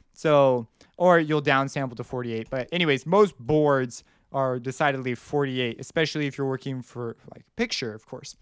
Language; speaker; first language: English; native; English